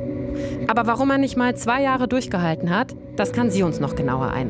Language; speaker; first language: German; native; German